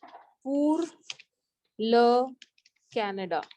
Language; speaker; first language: French; non-native, fluent; Hindi